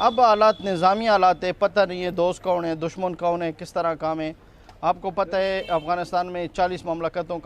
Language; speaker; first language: Hindi; non-native, fluent; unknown